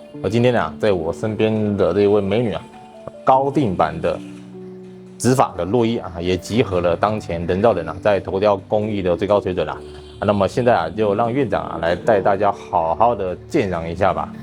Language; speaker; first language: Chinese; native; Chinese